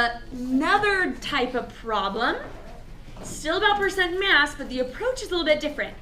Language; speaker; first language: English; native; English